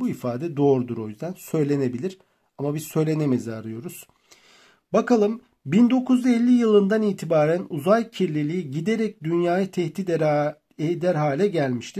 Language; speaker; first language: Turkish; native; Turkish